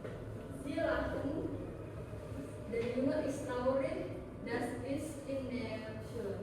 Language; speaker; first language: German; non-native, learner; Indonesian